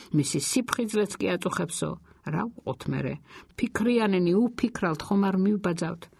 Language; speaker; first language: Georgian; native; Georgian